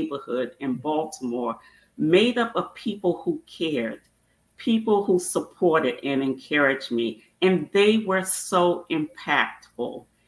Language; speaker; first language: English; native; English